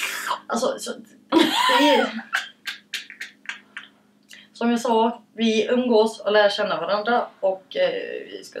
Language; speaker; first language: Swedish; early bilingual, other home language; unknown